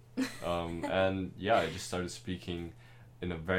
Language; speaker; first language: English; non-native, local second language; German